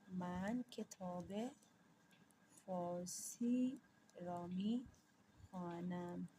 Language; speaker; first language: Persian; non-native, fluent; Urdu